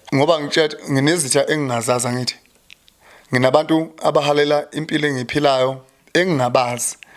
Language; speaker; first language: Zulu; native; Zulu